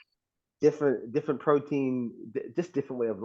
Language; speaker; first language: English; native; English